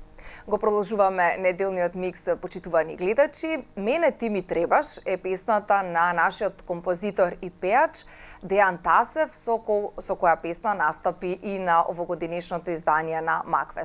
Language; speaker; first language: Macedonian; native; Macedonian